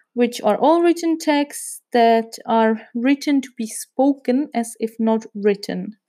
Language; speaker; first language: English; non-native, fluent; Czech